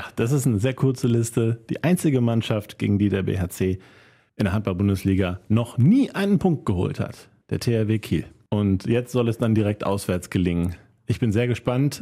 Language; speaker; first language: German; native; German